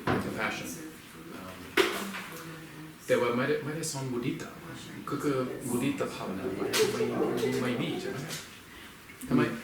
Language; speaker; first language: Thai; non-native, learner; English